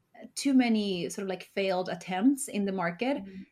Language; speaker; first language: English; early bilingual, heritage; Spanish